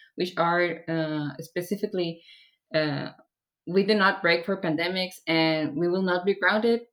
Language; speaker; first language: English; non-native, fluent; Persian